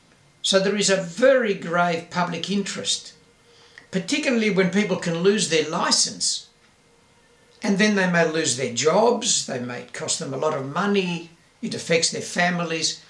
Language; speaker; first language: English; native; English